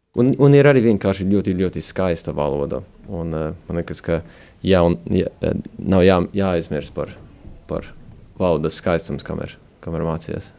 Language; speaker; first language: Latvian; early bilingual, heritage; Latvian